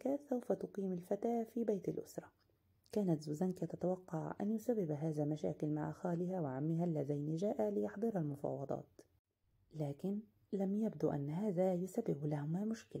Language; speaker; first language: Arabic; native; Arabic